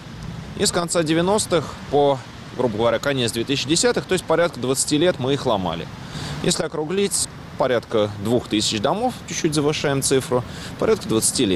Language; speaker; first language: Russian; native; Russian